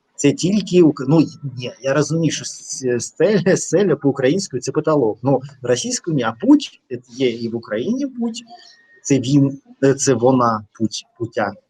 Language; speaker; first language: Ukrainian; non-native, local second language; Russian